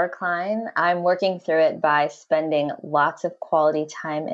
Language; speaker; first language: English; native; English